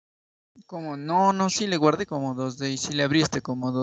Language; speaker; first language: Spanish; native; Spanish